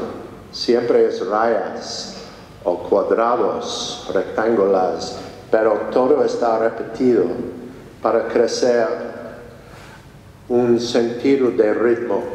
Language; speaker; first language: Spanish; non-native, fluent; English